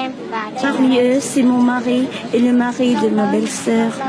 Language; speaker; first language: French; non-native, local second language; Vietnamese